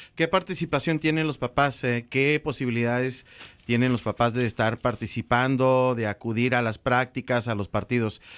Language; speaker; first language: Spanish; native; Spanish